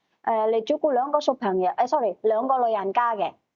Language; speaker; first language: Cantonese; native; Cantonese